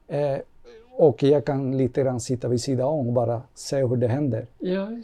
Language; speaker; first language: Swedish; non-native, fluent; Spanish